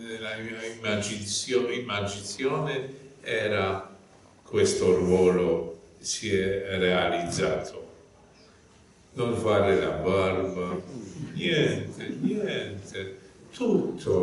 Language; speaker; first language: Italian; non-native, fluent; Polish